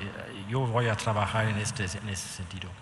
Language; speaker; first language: Spanish; non-native, fluent; German